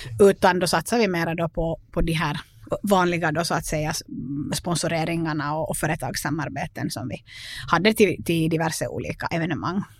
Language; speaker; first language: Swedish; native; Swedish